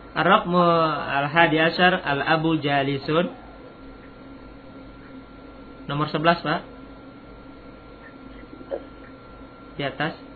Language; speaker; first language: Arabic; non-native, fluent; Indonesian